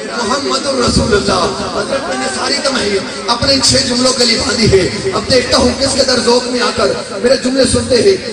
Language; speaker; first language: Urdu; non-native, local second language; Punjabi